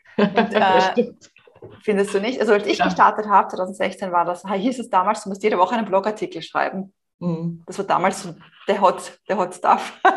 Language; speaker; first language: German; native; German